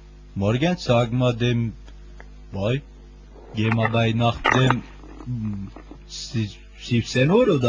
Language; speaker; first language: German; non-native, learner; Turkish